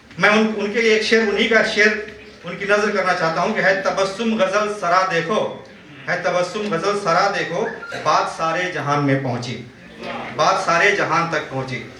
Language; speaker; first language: Urdu; native; Urdu